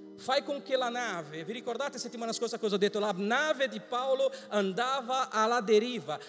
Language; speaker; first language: Italian; non-native, fluent; Portuguese